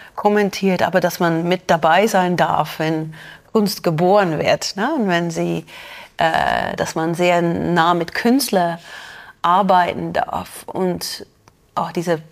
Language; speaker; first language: German; non-native, fluent; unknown